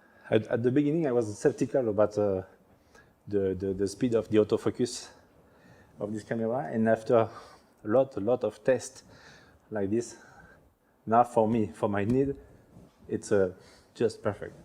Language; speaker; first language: English; non-native, learner; French